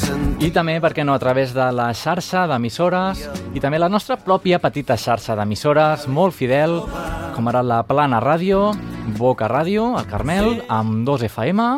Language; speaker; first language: Catalan; native; Catalan